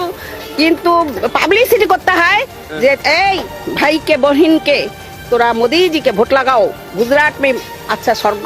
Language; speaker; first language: Hindi; non-native, local second language; Bangla